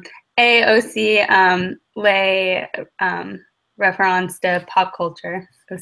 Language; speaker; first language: French; non-native, learner; English